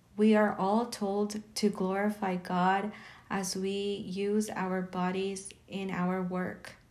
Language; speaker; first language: English; early bilingual, other home language; Spanish